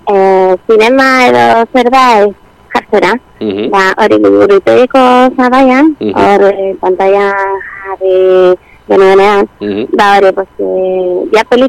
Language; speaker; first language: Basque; non-native, local second language; Spanish